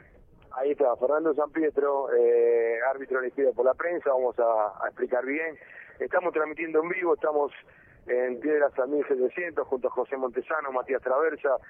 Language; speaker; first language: Spanish; native; Spanish